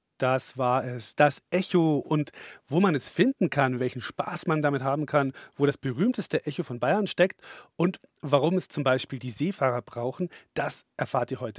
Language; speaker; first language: German; native; German